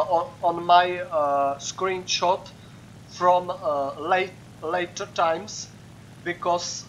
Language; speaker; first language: English; non-native, learner; Czech